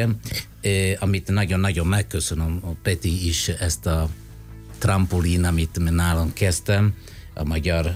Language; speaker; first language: Hungarian; non-native, fluent; Italian